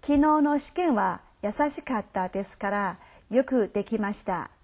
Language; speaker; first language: Japanese; non-native, fluent; Chinese